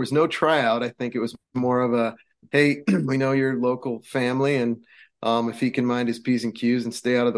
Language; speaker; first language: English; native; English